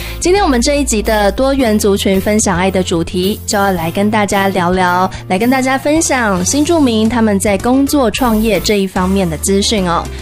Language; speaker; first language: Chinese; native; Chinese